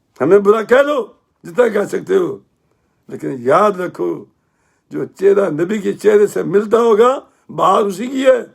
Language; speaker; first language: Urdu; native; Urdu